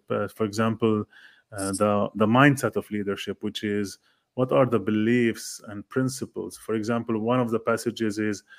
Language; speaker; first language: English; non-native, fluent; Arabic